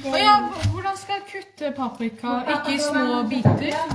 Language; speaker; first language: Norwegian; non-native, local second language; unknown